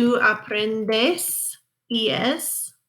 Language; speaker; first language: Spanish; non-native, fluent; English